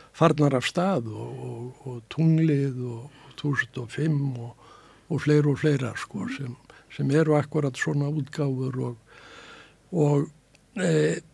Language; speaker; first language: Icelandic; native; Icelandic